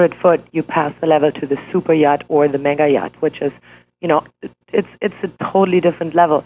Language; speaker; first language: English; non-native, fluent; German